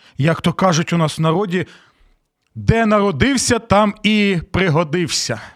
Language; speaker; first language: Ukrainian; native; Ukrainian